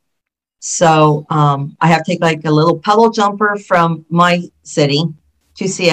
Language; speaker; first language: English; native; English